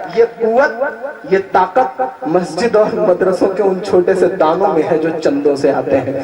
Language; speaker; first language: Hindi; native; Hindi